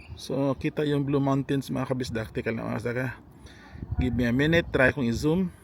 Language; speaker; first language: Filipino; non-native, local second language; Cebuano